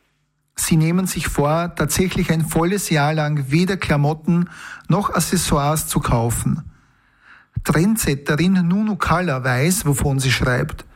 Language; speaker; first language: German; native; German